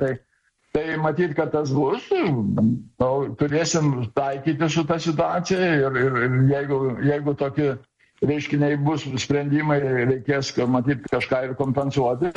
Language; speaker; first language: Lithuanian; native; Lithuanian